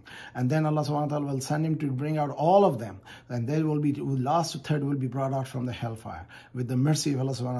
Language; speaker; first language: English; non-native, fluent; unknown